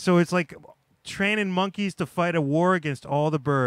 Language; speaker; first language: English; native; English